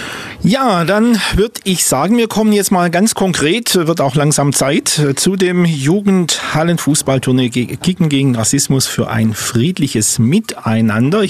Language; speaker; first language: German; native; German